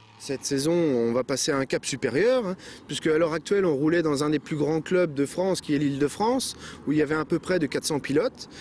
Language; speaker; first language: French; native; French